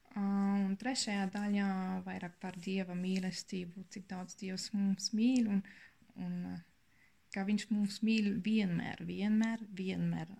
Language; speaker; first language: Latvian; non-native, learner; German